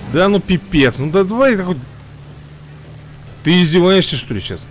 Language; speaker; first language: Russian; native; Russian